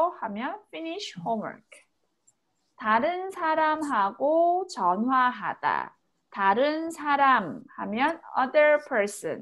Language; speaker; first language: Korean; native; Korean